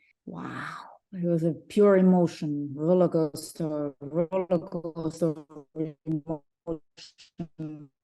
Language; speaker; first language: English; non-native, fluent; Finnish